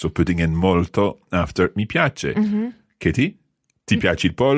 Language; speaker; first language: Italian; non-native, fluent; English